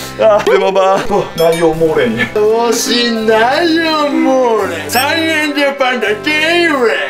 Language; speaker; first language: Chinese; non-native, learner; Japanese